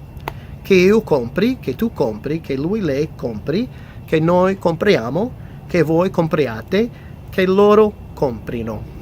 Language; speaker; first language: Italian; non-native, fluent; English